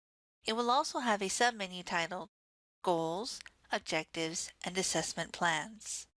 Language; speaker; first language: English; native; English